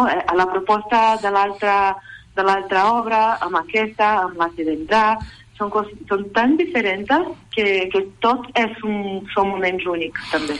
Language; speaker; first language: Catalan; non-native, fluent; Portuguese